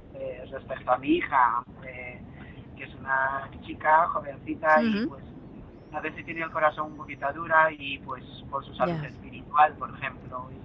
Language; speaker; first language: Spanish; native; Spanish